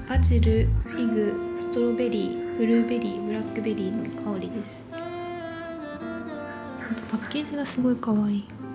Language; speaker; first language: Japanese; native; Japanese